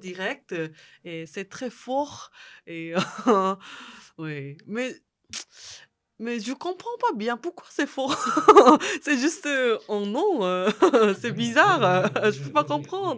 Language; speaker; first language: French; non-native, fluent; Korean